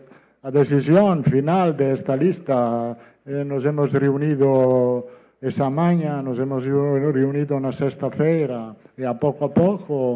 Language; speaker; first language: Portuguese; non-native, fluent; Italian